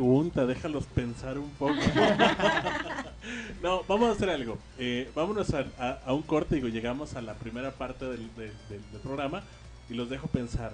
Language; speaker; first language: Spanish; native; Spanish